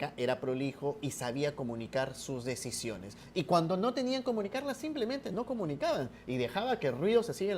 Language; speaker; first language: Spanish; native; Spanish